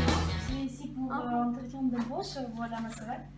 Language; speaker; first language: French; non-native, fluent; Russian